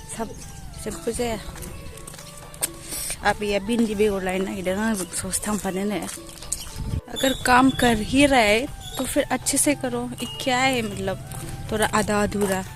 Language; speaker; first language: Hindi; non-native, local second language; Bodo